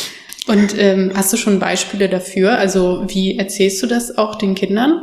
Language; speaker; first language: German; native; German